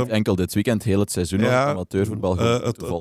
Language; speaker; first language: Dutch; native; Dutch